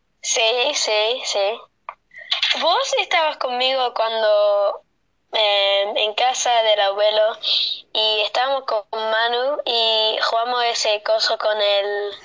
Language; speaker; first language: Spanish; early bilingual, heritage; Spanish